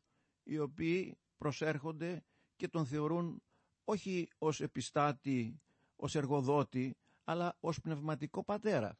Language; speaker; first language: Greek; native; Greek